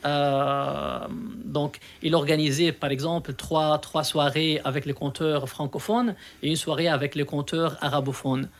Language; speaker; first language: French; non-native, local second language; Arabic